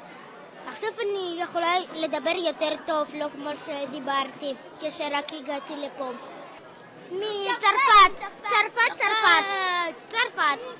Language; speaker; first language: Hebrew; early bilingual, other home language; French